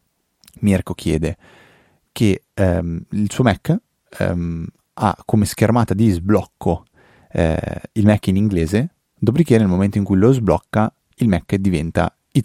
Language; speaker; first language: Italian; native; Italian